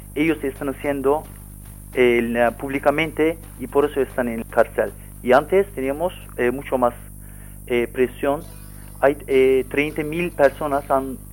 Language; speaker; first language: Spanish; non-native, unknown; Kurdish